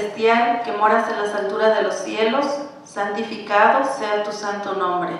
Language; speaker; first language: Spanish; native; Spanish